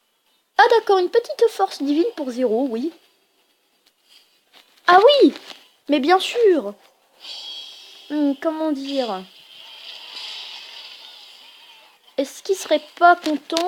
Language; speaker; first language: French; native; French